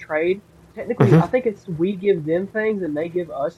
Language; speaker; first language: English; native; English